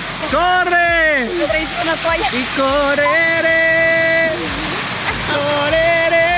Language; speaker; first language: Spanish; non-native, learner; English